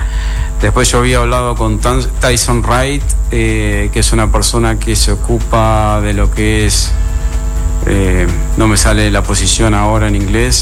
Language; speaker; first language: Spanish; native; Spanish